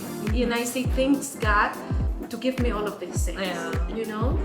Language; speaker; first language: English; non-native, fluent; Spanish